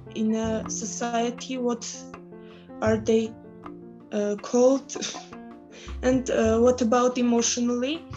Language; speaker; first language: English; non-native, fluent; Armenian